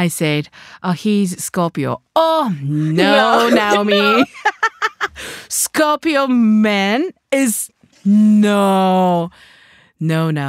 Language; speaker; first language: English; non-native, learner; Japanese